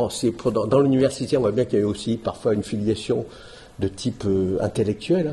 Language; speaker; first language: French; native; French